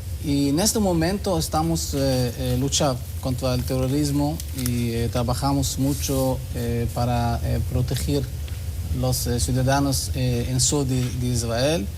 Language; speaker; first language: Spanish; non-native, learner; Hebrew